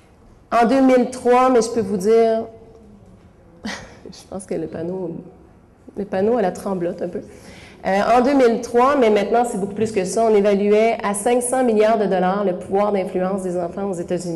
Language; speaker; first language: French; native; French